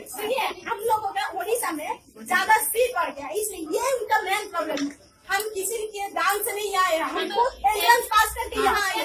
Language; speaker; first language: Hindi; non-native, local second language; Odia